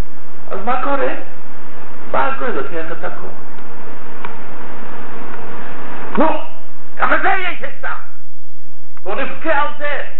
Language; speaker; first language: Hebrew; non-native, fluent; English